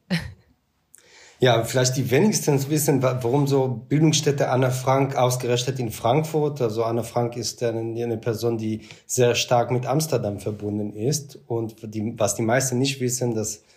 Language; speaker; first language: German; non-native, fluent; Hebrew